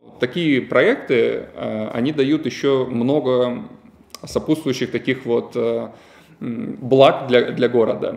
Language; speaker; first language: Russian; native; Russian